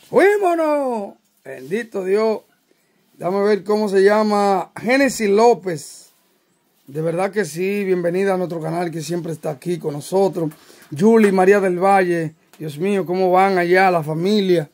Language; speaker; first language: Spanish; native; Spanish